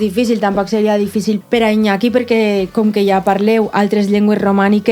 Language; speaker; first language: Catalan; native; Catalan